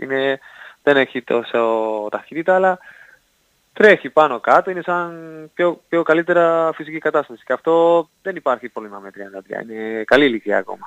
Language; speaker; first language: Greek; non-native, learner; Spanish